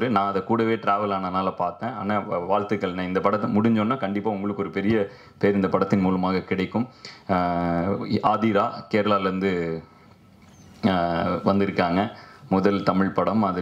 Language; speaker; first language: Tamil; native; Tamil